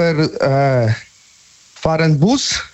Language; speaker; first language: German; non-native, learner; Polish